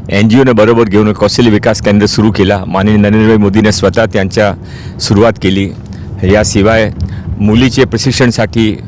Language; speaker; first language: Marathi; non-native, local second language; Hindi